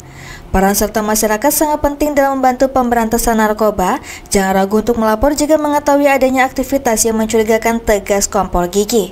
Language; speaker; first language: Indonesian; native; Indonesian